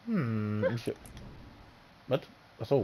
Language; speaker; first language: German; native; German